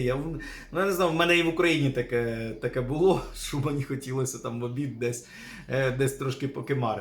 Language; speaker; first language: Ukrainian; native; Ukrainian